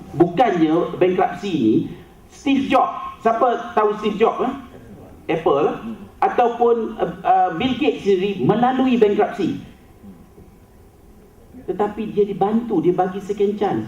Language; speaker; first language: Malay; native; Malay